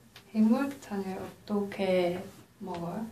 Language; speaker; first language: Korean; non-native, learner; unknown